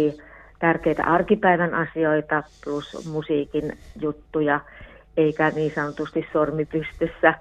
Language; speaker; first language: Finnish; native; Finnish